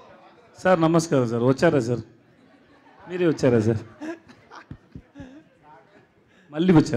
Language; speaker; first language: Telugu; non-native, learner; Tamil